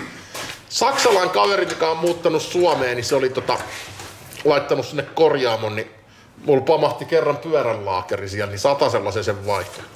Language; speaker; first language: Finnish; native; Finnish